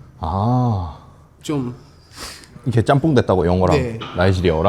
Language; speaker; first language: Korean; native; Korean